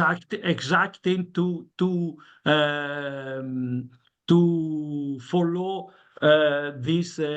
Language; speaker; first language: English; non-native, learner; Italian